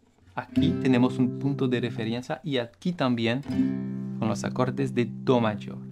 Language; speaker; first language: Spanish; non-native, fluent; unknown